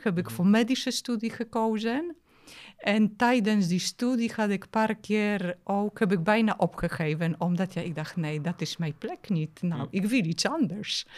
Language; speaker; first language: Dutch; non-native, fluent; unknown